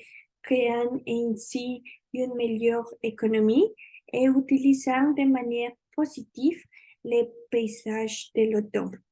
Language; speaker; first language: French; non-native, learner; Spanish